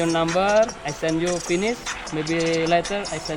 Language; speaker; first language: English; non-native, learner; Indonesian